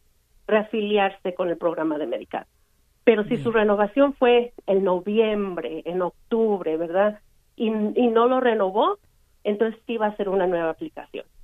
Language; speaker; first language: Spanish; native; Spanish